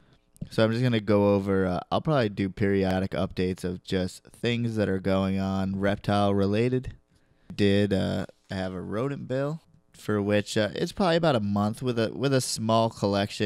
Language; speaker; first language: English; native; English